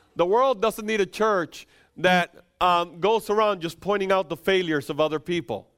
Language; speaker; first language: English; non-native, fluent; Spanish